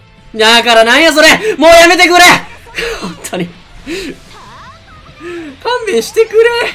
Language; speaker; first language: Japanese; native; Japanese